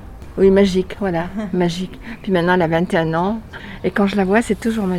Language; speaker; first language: French; native; French